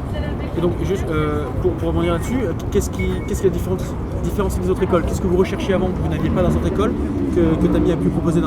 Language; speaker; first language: French; native; French